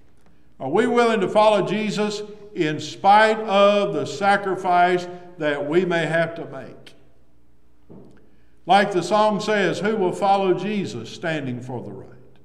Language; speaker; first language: English; native; English